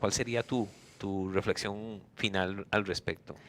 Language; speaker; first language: Spanish; native; Spanish